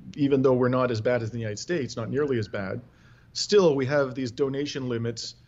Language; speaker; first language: English; native; English